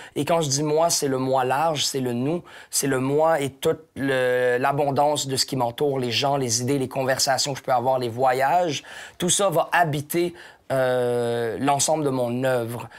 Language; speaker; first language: French; native; French